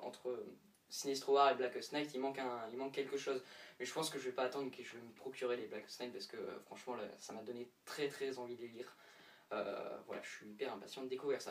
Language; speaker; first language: French; native; French